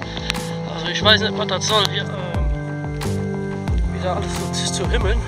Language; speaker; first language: German; native; German